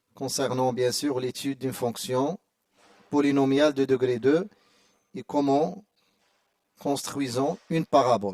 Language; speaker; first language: French; non-native, local second language; Arabic